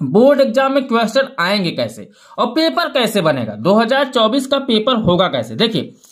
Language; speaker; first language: Hindi; native; Hindi